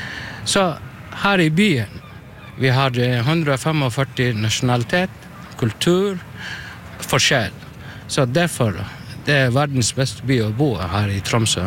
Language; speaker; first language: Norwegian; non-native, learner; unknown